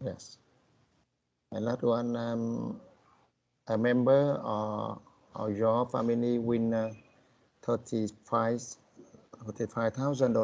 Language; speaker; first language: English; non-native, learner; Vietnamese